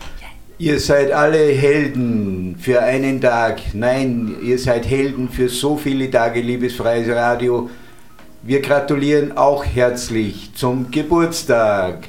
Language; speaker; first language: German; native; German